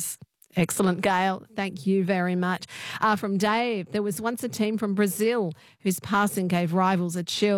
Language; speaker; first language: English; native; English